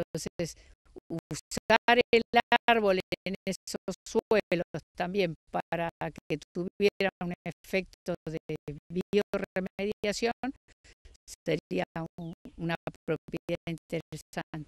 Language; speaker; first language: Spanish; native; Spanish